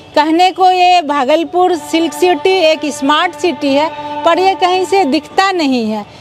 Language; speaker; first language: Hindi; native; Hindi